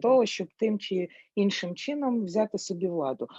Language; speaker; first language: Ukrainian; non-native, local second language; Russian